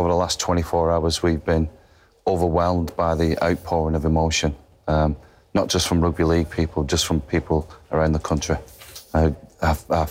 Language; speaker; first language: English; native; English